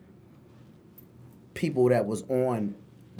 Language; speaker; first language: English; native; English